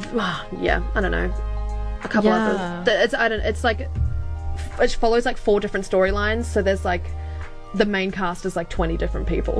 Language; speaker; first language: English; native; English